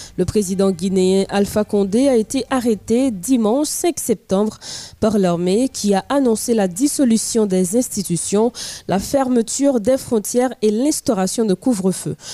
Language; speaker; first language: French; non-native, local second language; Haitian Creole